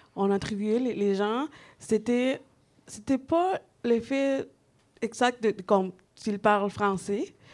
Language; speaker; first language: French; non-native, fluent; Spanish